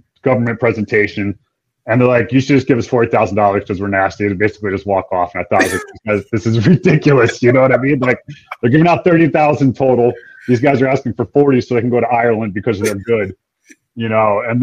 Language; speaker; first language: English; native; English